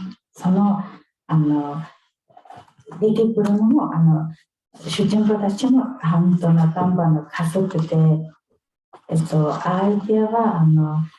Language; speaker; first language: Japanese; non-native, fluent; Mongolian